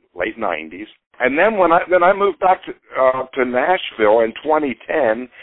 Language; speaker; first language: English; native; English